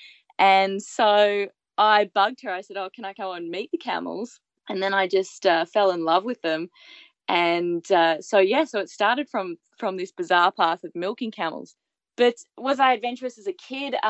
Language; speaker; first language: English; native; English